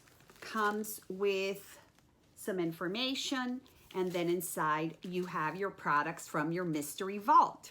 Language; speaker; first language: English; native; English